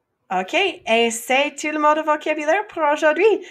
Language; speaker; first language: French; non-native, fluent; English